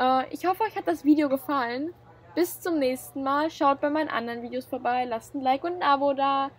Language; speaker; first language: German; native; German